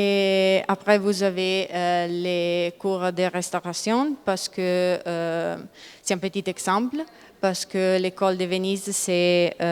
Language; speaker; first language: French; non-native, learner; Italian